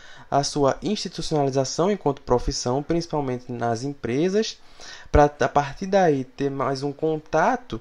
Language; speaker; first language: Portuguese; native; Portuguese